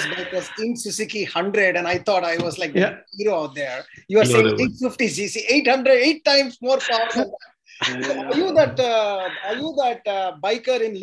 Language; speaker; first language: English; non-native, local second language; Tamil